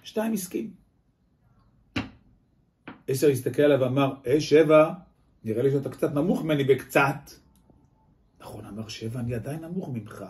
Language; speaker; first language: Hebrew; native; Hebrew